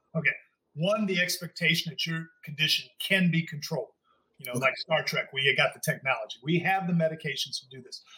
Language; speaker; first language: English; native; English